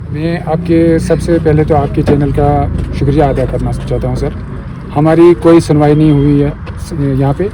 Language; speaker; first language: Hindi; non-native, local second language; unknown